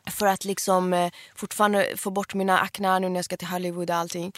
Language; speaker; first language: Swedish; early bilingual, other home language; Persian